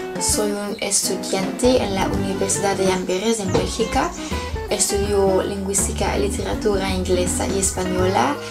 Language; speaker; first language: Spanish; non-native, learner; Dutch